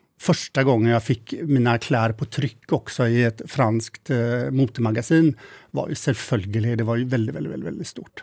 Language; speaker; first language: Swedish; native; Swedish